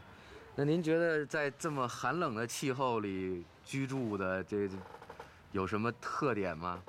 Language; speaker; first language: Chinese; native; Chinese